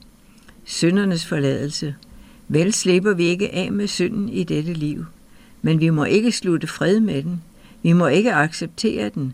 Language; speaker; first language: Danish; native; Danish